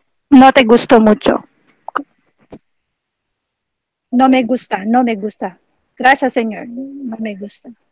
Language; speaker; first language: Spanish; non-native, learner; Filipino